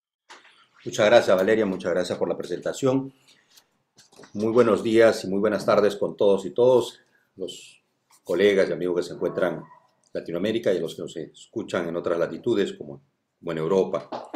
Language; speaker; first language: Spanish; native; Spanish